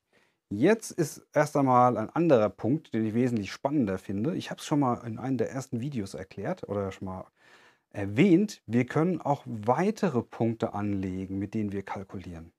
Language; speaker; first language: German; native; German